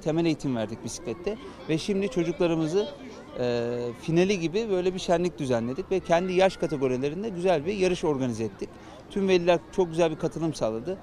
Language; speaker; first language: Turkish; native; Turkish